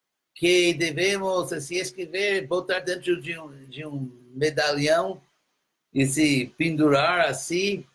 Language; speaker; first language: Portuguese; non-native, fluent; English